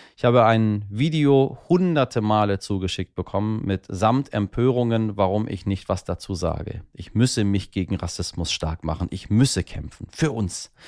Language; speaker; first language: German; early bilingual, other home language; Persian